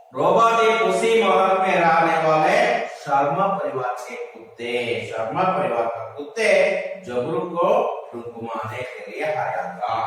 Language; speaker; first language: Hindi; non-native, local second language; Kannada